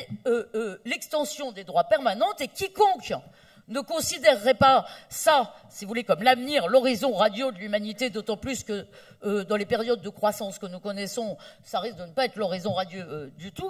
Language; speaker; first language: French; native; French